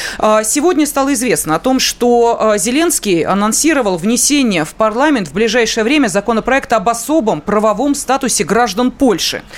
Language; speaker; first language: Russian; native; Russian